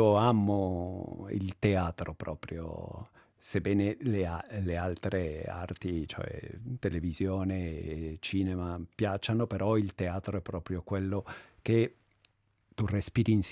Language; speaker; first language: Italian; non-native, fluent; Spanish